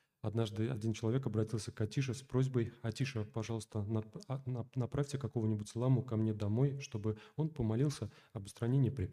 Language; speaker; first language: Russian; native; Russian